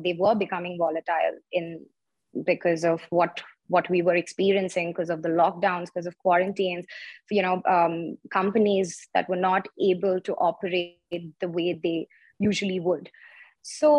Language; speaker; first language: English; non-native, local second language; Tamil